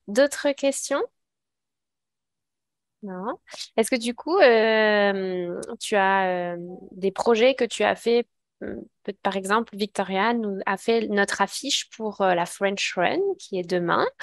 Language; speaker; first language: French; native; French